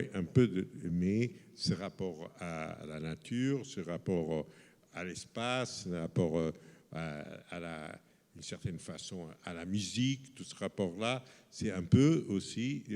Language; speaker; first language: French; non-native, fluent; Portuguese